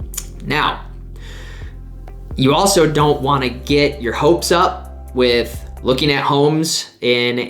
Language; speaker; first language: English; native; English